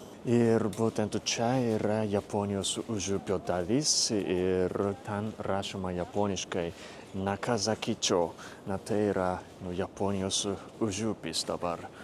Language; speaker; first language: Lithuanian; non-native, fluent; Japanese